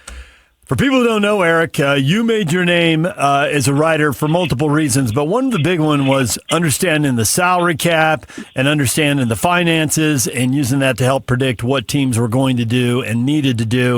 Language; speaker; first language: English; native; English